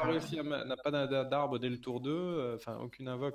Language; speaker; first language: French; native; French